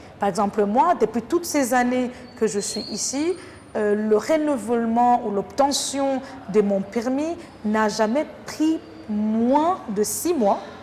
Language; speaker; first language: French; non-native, local second language; Kinyarwanda